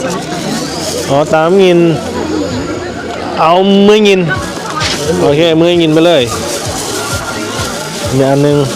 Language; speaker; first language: Vietnamese; non-native, learner; Thai